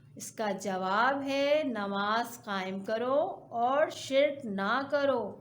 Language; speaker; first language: Hindi; non-native, local second language; Punjabi